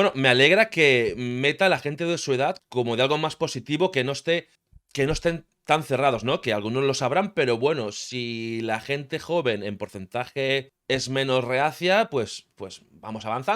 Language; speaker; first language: Spanish; native; Spanish